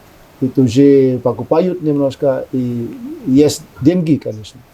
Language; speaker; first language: Russian; non-native, learner; Indonesian